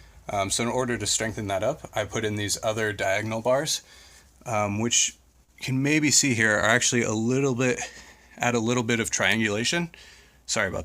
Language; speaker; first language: English; native; English